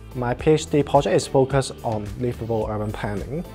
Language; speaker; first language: English; non-native, local second language; Cantonese